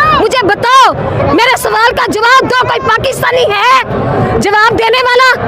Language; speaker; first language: Urdu; non-native, local second language; Punjabi